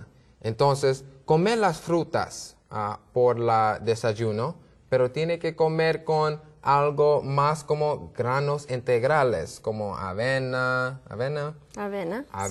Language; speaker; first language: Spanish; non-native, learner; English